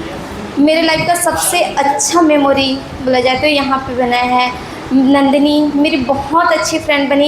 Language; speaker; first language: Hindi; native; Hindi